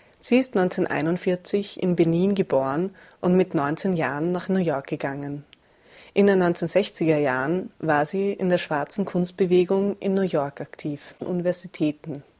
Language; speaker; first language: German; native; German